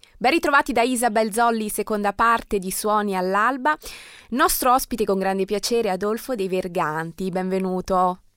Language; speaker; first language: Italian; native; Italian